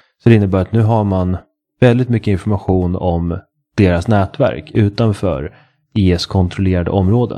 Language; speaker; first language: Swedish; native; Swedish